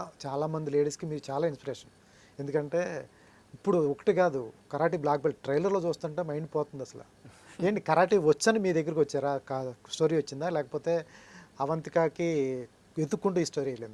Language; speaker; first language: Telugu; native; Telugu